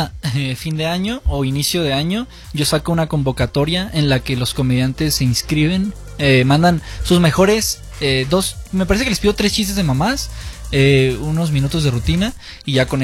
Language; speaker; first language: Spanish; native; Spanish